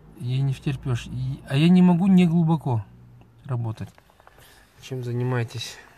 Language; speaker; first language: Russian; native; Russian